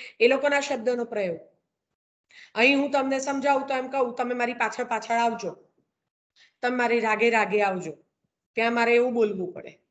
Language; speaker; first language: Gujarati; non-native, local second language; Kachhi